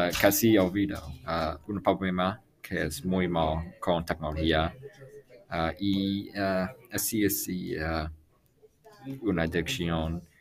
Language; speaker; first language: Spanish; non-native, learner; English